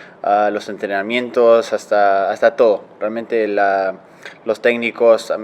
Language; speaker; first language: Spanish; early bilingual, heritage; Spanish